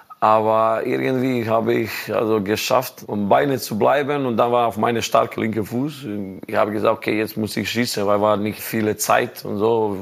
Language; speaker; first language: German; non-native, learner; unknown